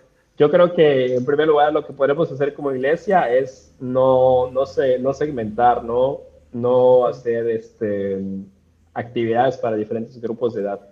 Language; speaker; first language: Spanish; native; Spanish